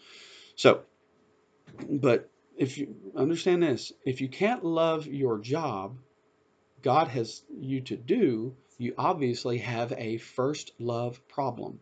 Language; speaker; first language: English; native; English